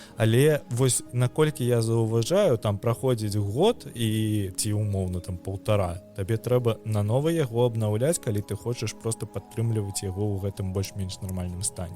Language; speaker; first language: Belarusian; native; Belarusian